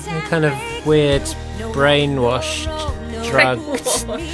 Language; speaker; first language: English; native; English